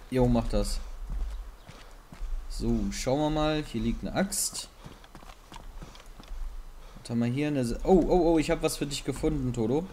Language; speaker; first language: German; native; German